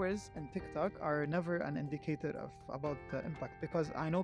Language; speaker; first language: English; non-native, fluent; Arabic